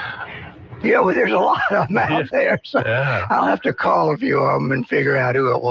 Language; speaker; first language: English; native; English